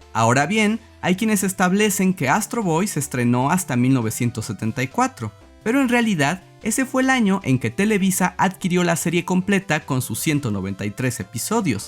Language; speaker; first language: Spanish; native; Spanish